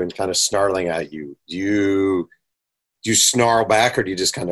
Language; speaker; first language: English; native; English